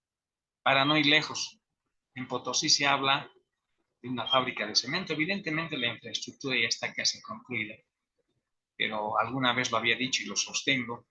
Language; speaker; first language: Spanish; native; Spanish